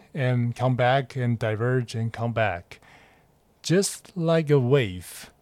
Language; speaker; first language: English; non-native, fluent; Chinese